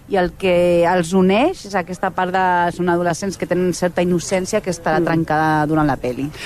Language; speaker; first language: Catalan; non-native, local second language; Spanish